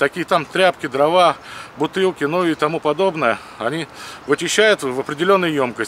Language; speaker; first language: Russian; native; Russian